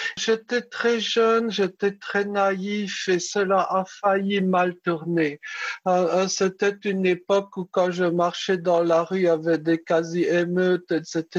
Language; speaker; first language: French; early bilingual, other home language; Czech